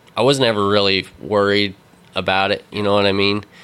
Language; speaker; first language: English; native; English